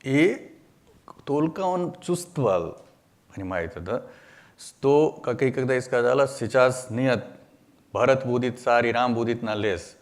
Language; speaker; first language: Russian; non-native, learner; Hindi